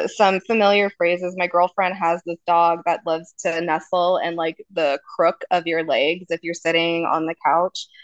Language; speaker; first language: English; native; English